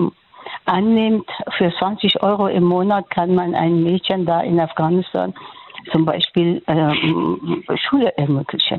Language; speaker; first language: German; non-native, local second language; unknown